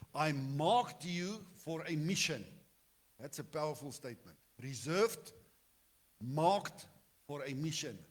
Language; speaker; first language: English; non-native, local second language; Afrikaans